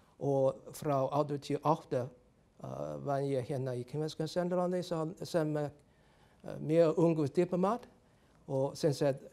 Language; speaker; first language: Icelandic; non-native, fluent; Chinese